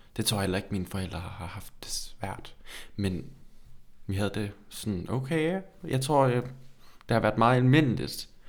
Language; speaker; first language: Danish; early bilingual, other home language; Turkish